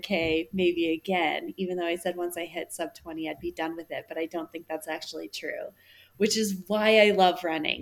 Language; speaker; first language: English; native; English